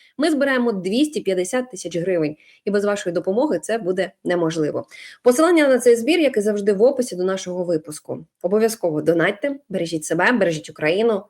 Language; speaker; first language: Ukrainian; non-native, local second language; Russian